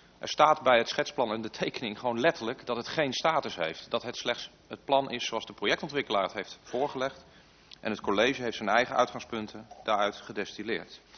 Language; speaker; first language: Dutch; native; Dutch